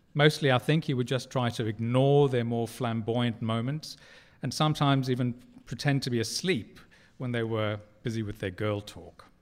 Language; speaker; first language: English; native; English